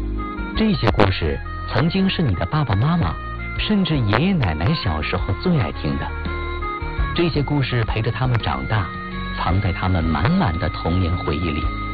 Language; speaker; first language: Chinese; native; Chinese